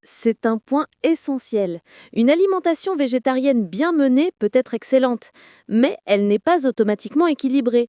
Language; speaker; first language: French; native; French